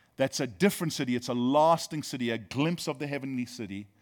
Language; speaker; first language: English; native; English